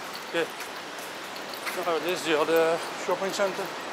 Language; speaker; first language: English; non-native, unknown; Dutch